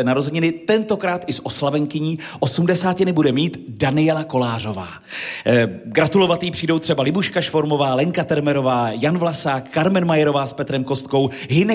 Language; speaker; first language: Czech; native; Czech